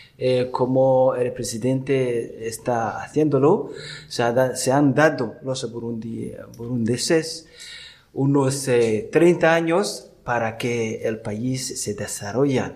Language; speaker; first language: Spanish; non-native, learner; Rundi